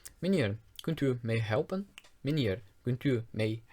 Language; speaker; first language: Dutch; non-native, fluent; Portuguese